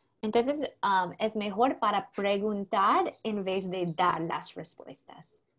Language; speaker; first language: Spanish; non-native, learner; English